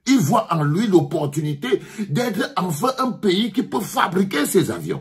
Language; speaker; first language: French; native; French